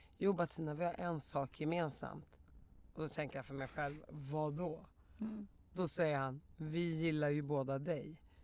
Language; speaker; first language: Swedish; early bilingual, other home language; Arabic